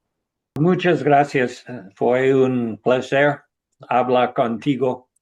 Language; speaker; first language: Spanish; non-native, learner; English